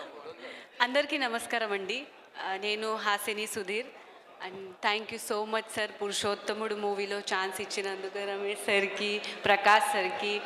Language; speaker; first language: Telugu; non-native, local second language; Marathi